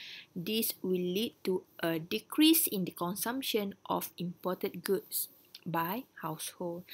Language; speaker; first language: English; non-native, local second language; Malay